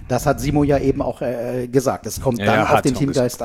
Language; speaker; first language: German; native; German